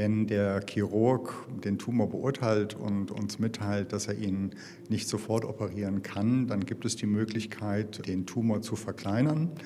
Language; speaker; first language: German; native; German